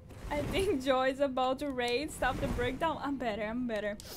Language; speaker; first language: English; non-native, fluent; Portuguese